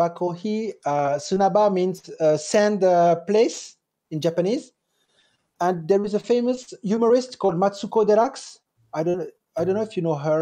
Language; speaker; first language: English; non-native, fluent; French